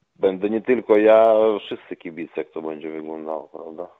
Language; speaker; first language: Polish; non-native, fluent; Russian